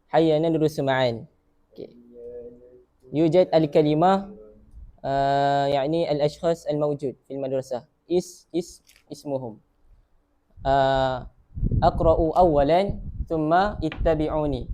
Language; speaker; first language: Arabic; non-native, learner; Malay